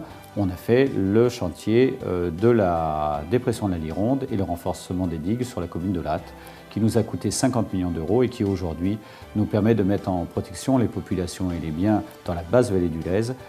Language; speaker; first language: French; native; French